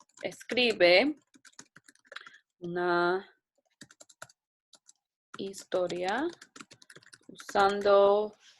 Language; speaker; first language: Spanish; non-native, fluent; English